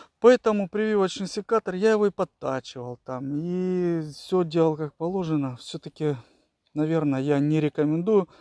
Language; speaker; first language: Russian; native; Russian